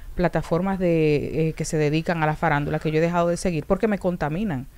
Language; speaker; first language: Spanish; native; Spanish